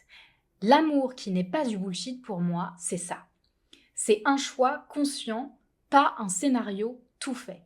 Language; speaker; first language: French; native; French